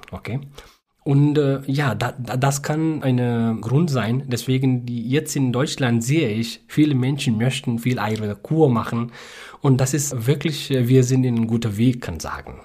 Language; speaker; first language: German; non-native, learner; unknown